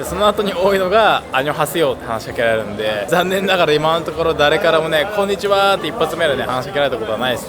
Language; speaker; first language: Japanese; native; Japanese